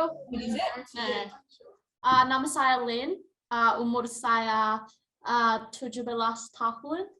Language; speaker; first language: Indonesian; non-native, learner; English